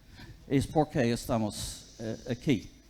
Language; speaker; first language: Spanish; non-native, fluent; English